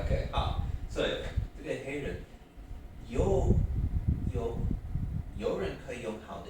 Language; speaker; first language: Chinese; non-native, learner; English